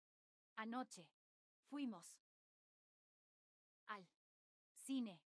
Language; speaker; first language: Spanish; non-native, learner; Czech